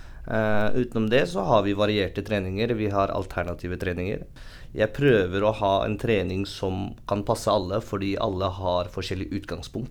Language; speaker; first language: Norwegian; native; Norwegian